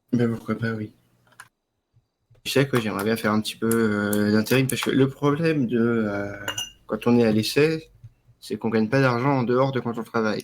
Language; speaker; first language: French; native; French